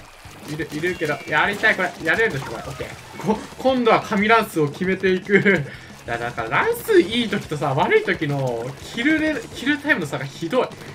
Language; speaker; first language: Japanese; native; Japanese